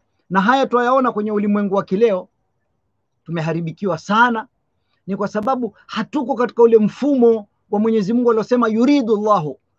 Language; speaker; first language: Swahili; native; Swahili